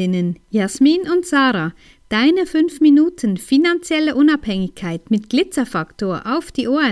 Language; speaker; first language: German; native; German